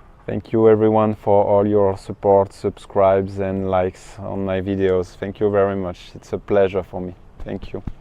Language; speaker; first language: English; non-native, learner; French